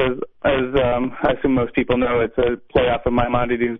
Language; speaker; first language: English; native; English